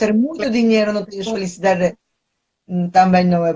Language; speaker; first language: Portuguese; non-native, fluent; Polish